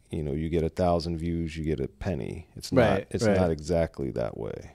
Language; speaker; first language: English; native; English